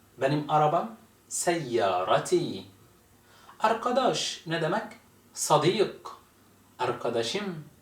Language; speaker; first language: Turkish; non-native, fluent; Arabic